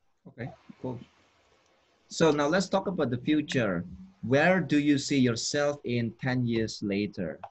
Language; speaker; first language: English; non-native, fluent; Indonesian